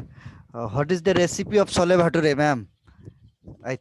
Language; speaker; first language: English; non-native, learner; Bangla